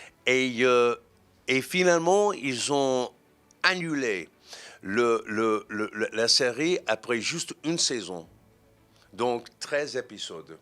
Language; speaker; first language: French; non-native, fluent; English